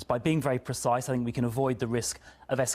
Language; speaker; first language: English; native; English